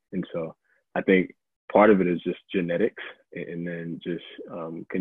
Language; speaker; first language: English; native; English